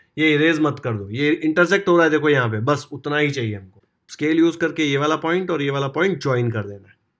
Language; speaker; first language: Hindi; non-native, local second language; Marathi